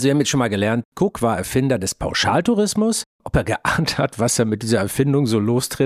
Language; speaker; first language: German; native; German